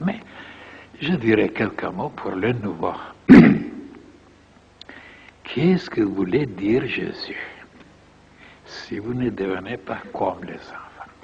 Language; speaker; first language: French; non-native, fluent; Bulgarian